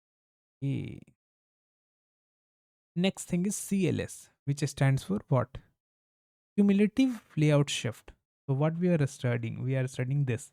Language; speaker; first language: English; non-native, local second language; Hindi